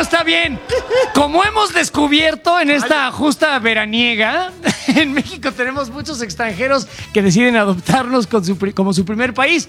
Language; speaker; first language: Spanish; native; Spanish